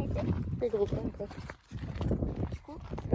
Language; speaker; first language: French; native; French